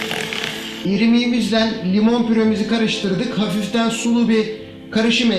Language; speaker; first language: Turkish; native; Turkish